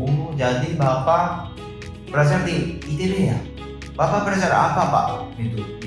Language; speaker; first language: Indonesian; non-native, fluent; Japanese